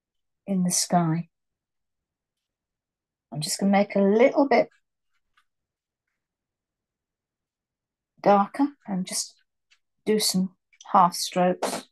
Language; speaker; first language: English; native; English